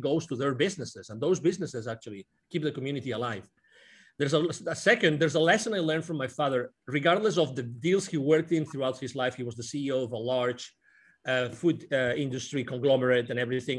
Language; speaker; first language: English; non-native, fluent; Spanish